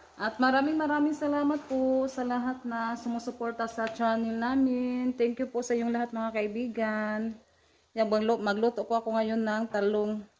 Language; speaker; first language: Filipino; non-native, local second language; Cebuano